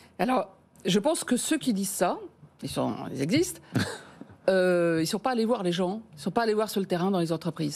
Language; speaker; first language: French; native; French